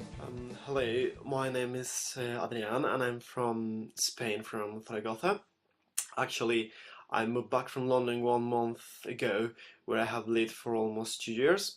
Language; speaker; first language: English; non-native, fluent; Spanish